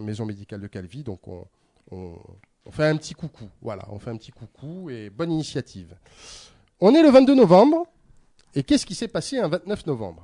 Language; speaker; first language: French; native; French